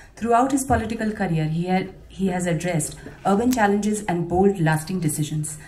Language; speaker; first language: English; non-native, local second language; Marathi